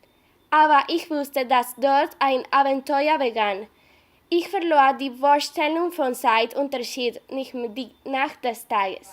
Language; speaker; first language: German; non-native, learner; Spanish